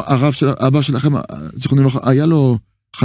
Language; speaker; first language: Hebrew; non-native, fluent; French